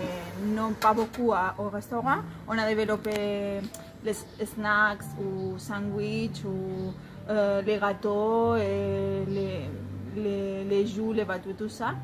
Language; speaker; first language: French; non-native, fluent; Spanish